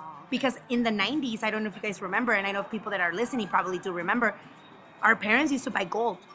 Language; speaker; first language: English; early bilingual, other home language; Spanish